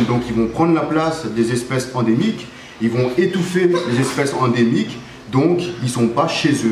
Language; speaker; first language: French; native; French